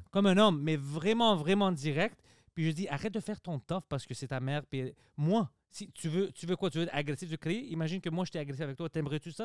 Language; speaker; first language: French; early bilingual, other home language; Greek